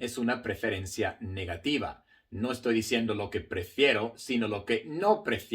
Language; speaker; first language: Spanish; non-native, fluent; English